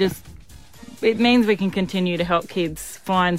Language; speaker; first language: English; native; English